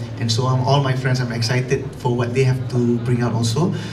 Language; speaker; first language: English; non-native, local second language; Malay